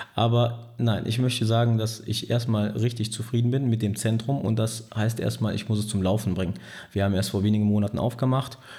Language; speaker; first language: German; early bilingual, other home language; Turkish